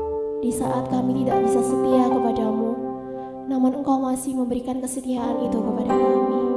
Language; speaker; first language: Indonesian; native; Indonesian